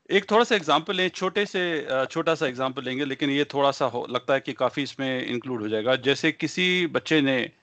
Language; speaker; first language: Hindi; early bilingual, heritage; Punjabi